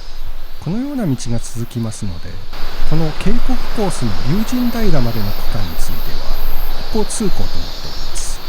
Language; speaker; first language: Japanese; native; Japanese